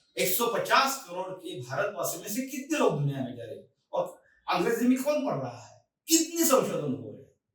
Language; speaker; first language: Hindi; native; Hindi